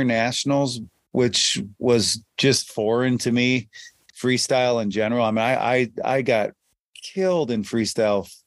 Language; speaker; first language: English; native; English